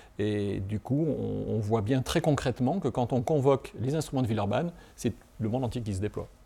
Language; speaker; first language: French; native; French